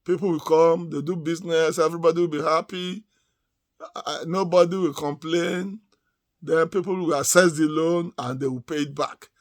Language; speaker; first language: English; non-native, local second language; Yoruba